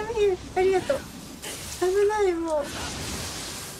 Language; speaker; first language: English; non-native, learner; Japanese